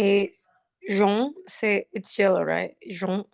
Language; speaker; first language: French; non-native, learner; Spanish